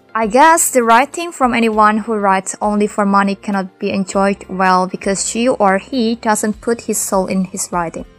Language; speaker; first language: English; non-native, fluent; Indonesian